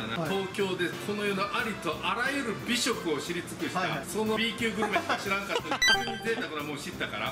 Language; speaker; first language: Japanese; native; Japanese